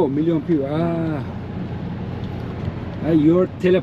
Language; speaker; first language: English; non-native, learner; Turkish